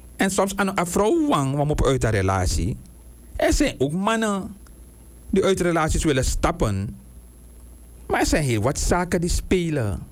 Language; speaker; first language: Dutch; native; Dutch